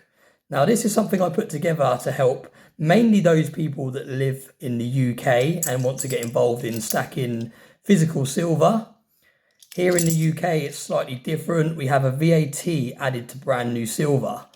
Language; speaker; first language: English; native; English